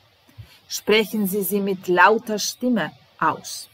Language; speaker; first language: German; non-native, fluent; Serbian